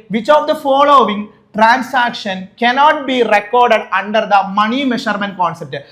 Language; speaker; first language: English; non-native, local second language; Malayalam